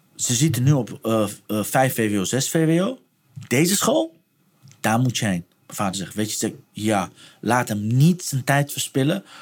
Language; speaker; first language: Dutch; non-native, fluent; Persian